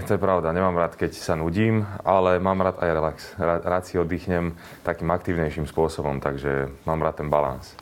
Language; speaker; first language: Slovak; native; Slovak